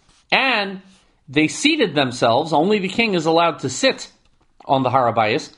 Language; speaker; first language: English; native; English